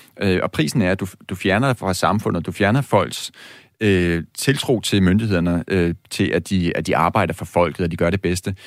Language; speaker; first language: Danish; native; Danish